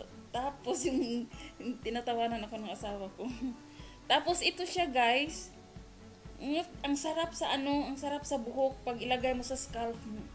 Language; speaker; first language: Filipino; non-native, local second language; Cebuano